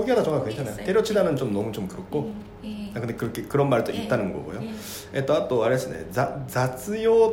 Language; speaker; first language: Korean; non-native, fluent; Japanese